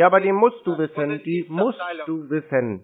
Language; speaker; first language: German; native; German